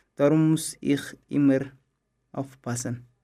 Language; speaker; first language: German; non-native, learner; Tigrinya